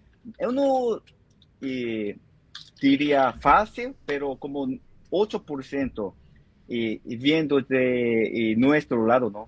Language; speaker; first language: Spanish; non-native, fluent; Korean